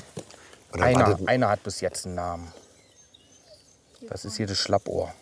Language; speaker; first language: German; native; German